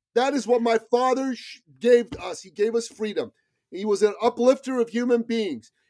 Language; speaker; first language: English; early bilingual, other home language; Persian